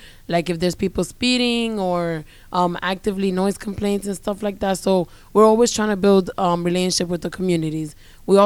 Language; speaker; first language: English; native; English